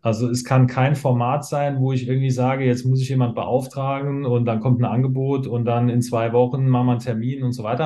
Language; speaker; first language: German; native; German